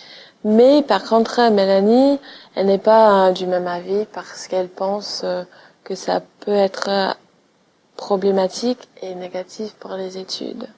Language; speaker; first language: French; non-native, fluent; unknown